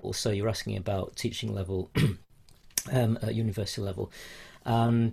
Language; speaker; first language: English; native; English